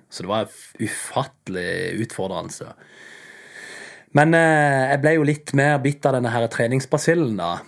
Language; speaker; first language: Norwegian; native; Norwegian